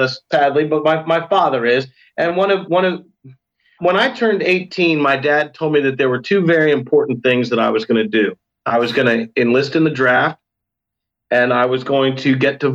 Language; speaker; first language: English; native; English